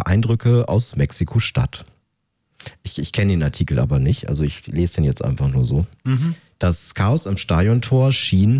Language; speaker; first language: German; native; German